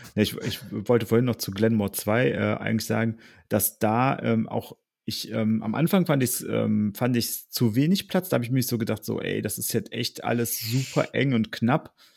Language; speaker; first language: German; native; German